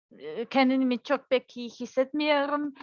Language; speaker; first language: Turkish; non-native, learner; Serbian